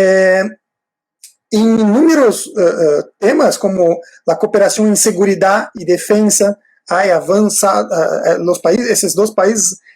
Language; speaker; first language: Spanish; non-native, fluent; Portuguese